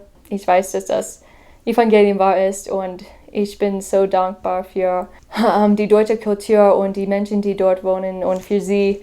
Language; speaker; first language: German; non-native, fluent; English